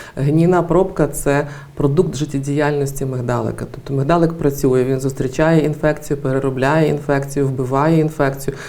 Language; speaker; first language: Ukrainian; native; Ukrainian